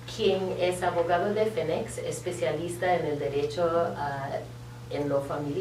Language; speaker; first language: Spanish; early bilingual, heritage; Spanish